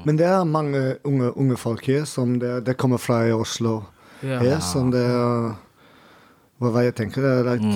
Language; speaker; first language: Norwegian; non-native, learner; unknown